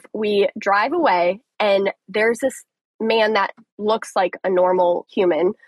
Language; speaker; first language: English; native; English